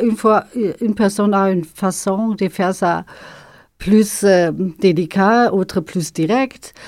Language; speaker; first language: French; non-native, fluent; German